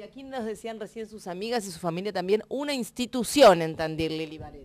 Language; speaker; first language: Spanish; native; Spanish